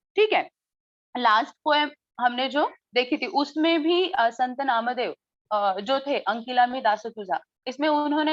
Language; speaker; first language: Hindi; non-native, local second language; Marathi